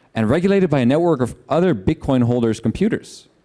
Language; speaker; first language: English; non-native, fluent; Dutch